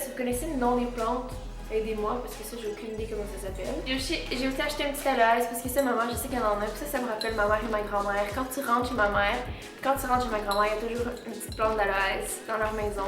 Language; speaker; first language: French; native; French